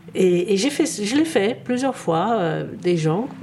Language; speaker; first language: French; early bilingual, other home language; Czech